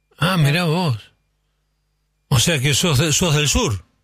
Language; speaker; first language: Spanish; native; Spanish